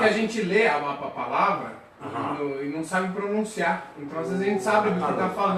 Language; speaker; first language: Portuguese; native; Portuguese